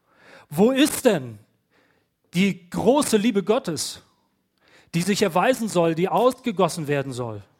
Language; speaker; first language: German; native; German